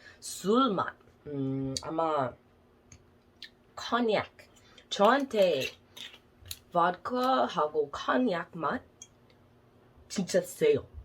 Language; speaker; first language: Korean; non-native, learner; English